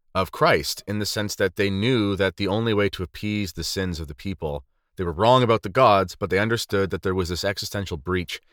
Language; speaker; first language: English; native; English